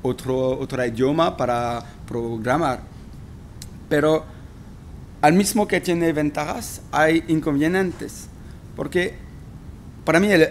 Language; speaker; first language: Spanish; non-native, fluent; French